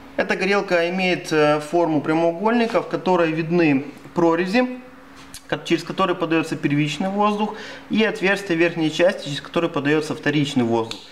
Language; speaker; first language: Russian; native; Russian